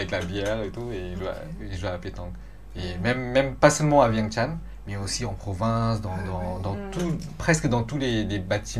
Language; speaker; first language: French; non-native, fluent; Lao